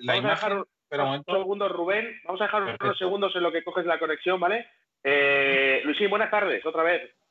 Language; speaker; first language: Spanish; native; Spanish